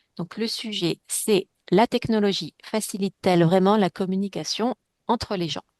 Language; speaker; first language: French; native; French